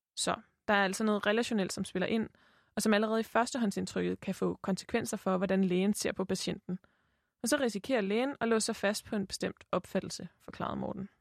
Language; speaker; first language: Danish; native; Danish